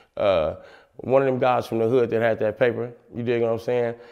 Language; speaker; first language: English; native; English